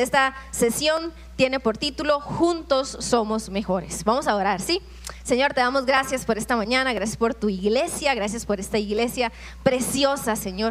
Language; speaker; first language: Spanish; native; Spanish